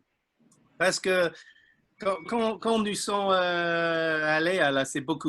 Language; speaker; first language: French; non-native, learner; English